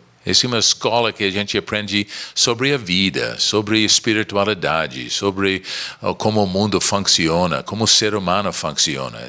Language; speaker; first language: Portuguese; non-native, learner; English